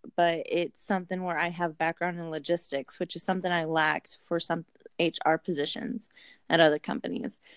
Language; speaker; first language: English; native; English